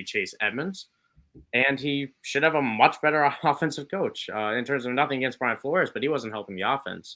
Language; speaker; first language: English; native; English